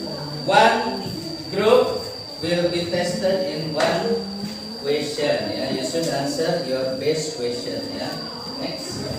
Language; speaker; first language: English; non-native, learner; Indonesian